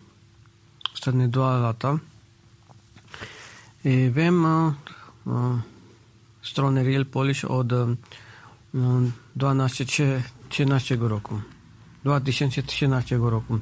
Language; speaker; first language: Polish; non-native, learner; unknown